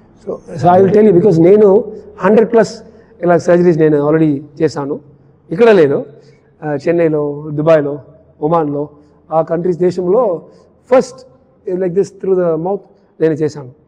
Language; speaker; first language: Telugu; non-native, learner; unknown